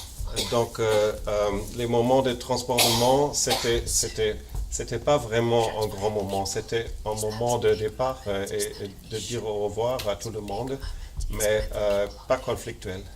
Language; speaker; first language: French; non-native, fluent; German